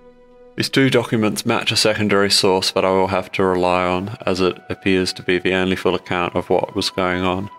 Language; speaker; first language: English; native; English